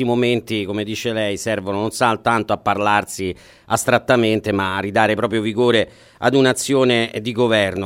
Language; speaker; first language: Italian; native; Italian